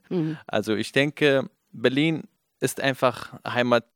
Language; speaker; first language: German; non-native, fluent; Kurdish